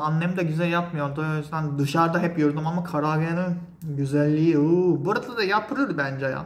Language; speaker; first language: Turkish; non-native, fluent; Japanese